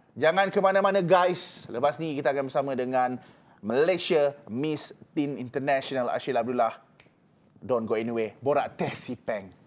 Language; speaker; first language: Malay; native; Malay